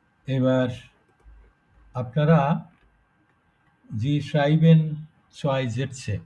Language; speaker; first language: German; non-native, fluent; Bangla